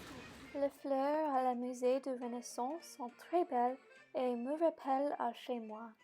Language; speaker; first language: French; non-native, learner; English